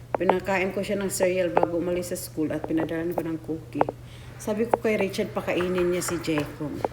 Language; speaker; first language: Filipino; non-native, local second language; Cebuano